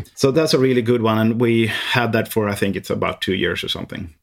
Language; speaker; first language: English; non-native, fluent; Swedish